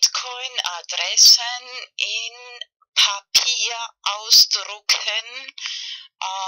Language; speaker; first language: German; non-native, fluent; Spanish